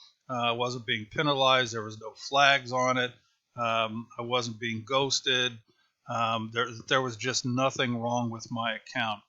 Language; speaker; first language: English; native; English